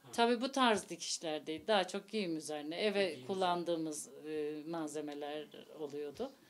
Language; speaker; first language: Turkish; early bilingual, heritage; Turkish